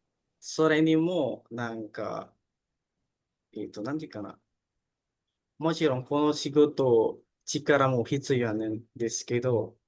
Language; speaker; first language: Japanese; non-native, learner; Indonesian